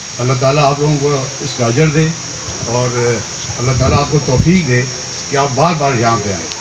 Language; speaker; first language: Urdu; non-native, local second language; Punjabi